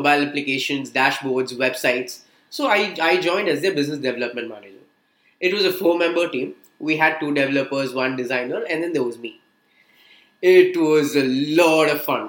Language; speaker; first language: English; non-native, local second language; Tamil